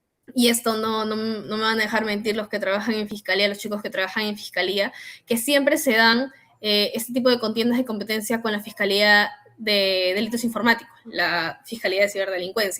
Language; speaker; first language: Spanish; native; Spanish